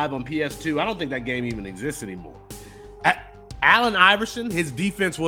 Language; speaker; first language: English; native; English